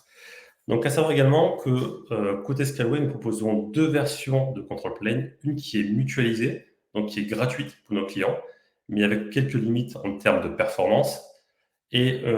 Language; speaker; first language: French; native; French